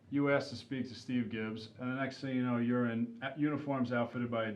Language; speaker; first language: English; native; English